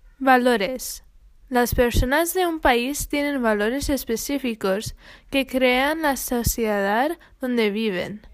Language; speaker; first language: Spanish; non-native, learner; English